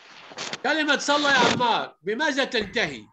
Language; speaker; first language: Arabic; native; Arabic